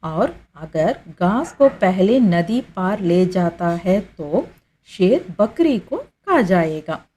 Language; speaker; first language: Hindi; non-native, local second language; Tamil